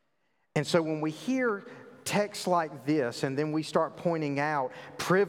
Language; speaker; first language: English; native; English